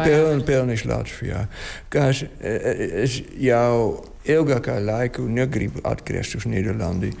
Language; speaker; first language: Latvian; non-native, learner; Dutch